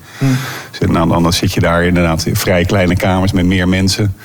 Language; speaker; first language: Dutch; native; Dutch